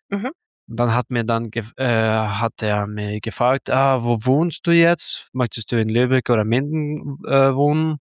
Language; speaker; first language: German; non-native, learner; Norwegian